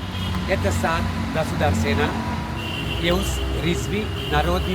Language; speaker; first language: Russian; non-native, learner; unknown